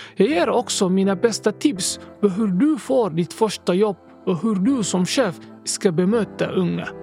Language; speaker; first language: Swedish; early bilingual, other home language; Somali